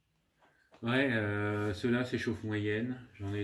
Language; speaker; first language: French; native; French